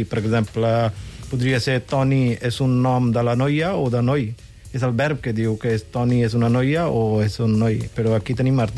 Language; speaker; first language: Catalan; non-native, fluent; Punjabi